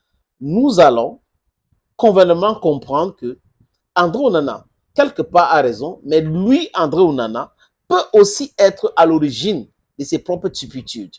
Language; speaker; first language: French; non-native, local second language; English